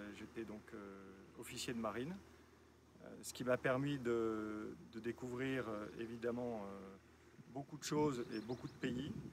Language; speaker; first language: French; native; French